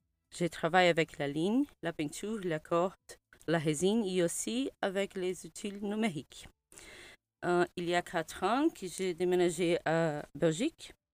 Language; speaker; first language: French; non-native, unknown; Portuguese